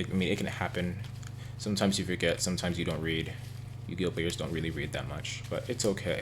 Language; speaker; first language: English; native; English